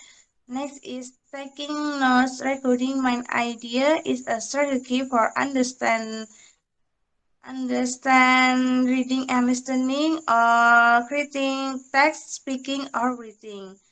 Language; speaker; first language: English; non-native, learner; Indonesian